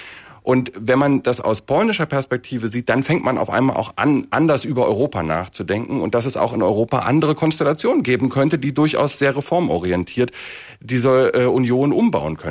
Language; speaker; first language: German; native; German